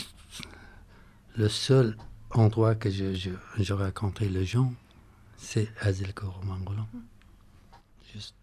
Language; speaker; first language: French; non-native, learner; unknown